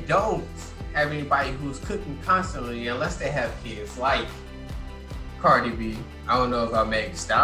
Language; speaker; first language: English; native; English